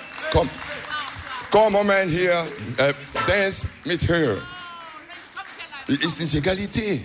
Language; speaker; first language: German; non-native, learner; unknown